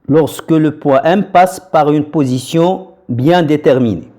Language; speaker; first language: French; non-native, local second language; Arabic